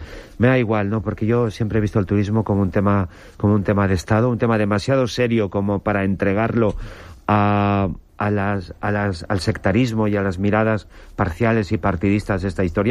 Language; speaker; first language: Spanish; native; Spanish